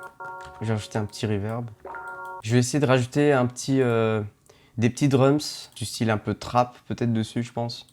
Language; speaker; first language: French; native; French